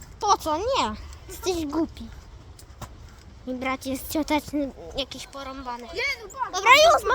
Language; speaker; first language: Polish; native; Polish